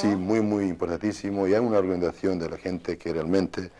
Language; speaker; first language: Spanish; non-native, fluent; Bosnian